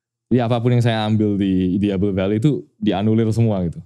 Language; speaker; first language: Indonesian; native; Indonesian